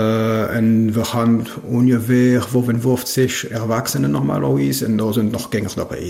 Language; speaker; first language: German; non-native, local second language; French